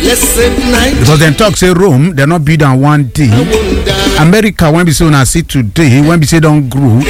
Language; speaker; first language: Nigerian Pidgin; non-native, local second language; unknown